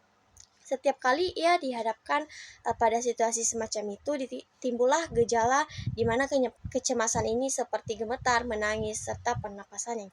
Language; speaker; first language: Indonesian; native; Indonesian